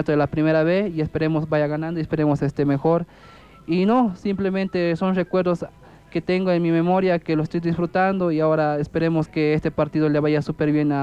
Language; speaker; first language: Spanish; native; Spanish